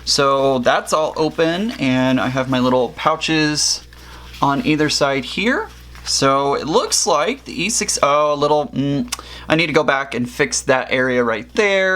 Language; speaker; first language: English; native; English